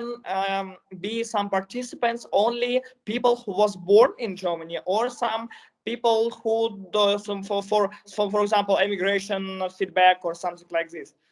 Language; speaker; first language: English; non-native, learner; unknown